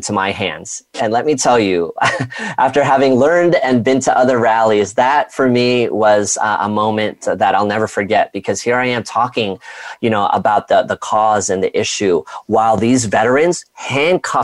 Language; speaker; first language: English; native; English